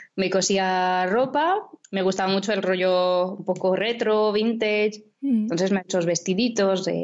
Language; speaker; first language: Spanish; non-native, fluent; French